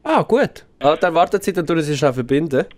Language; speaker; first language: German; native; German